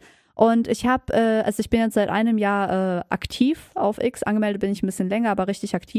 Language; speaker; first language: German; native; German